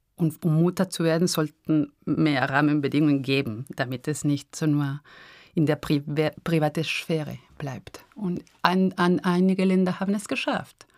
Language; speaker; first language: German; non-native, fluent; Spanish